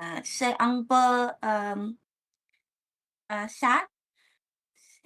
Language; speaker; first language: French; non-native, learner; Vietnamese